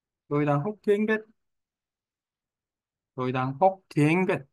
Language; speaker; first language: Vietnamese; non-native, learner; Korean